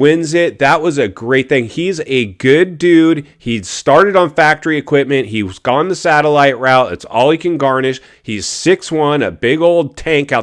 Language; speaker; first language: English; native; English